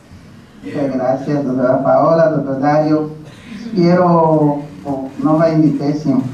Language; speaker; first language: Spanish; non-native, learner; Portuguese